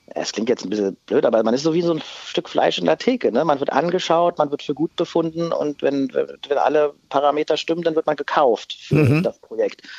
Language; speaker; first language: German; native; German